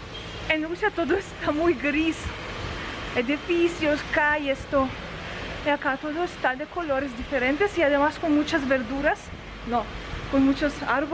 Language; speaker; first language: Spanish; non-native, fluent; Russian